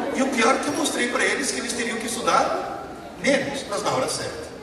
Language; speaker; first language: Portuguese; early bilingual, other home language; Italian